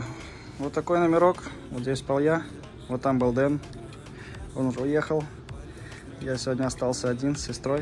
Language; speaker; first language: Russian; native; Russian